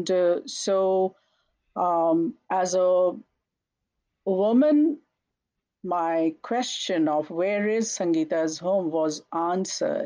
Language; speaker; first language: English; non-native, local second language; Hindi